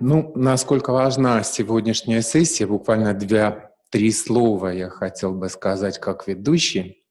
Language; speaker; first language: Russian; native; Russian